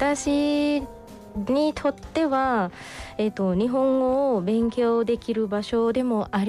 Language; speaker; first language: Japanese; non-native, fluent; Thai